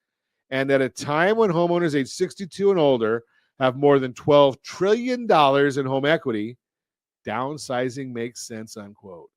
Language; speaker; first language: English; native; English